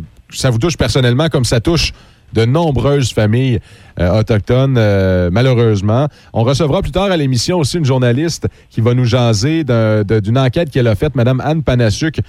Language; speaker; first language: French; native; French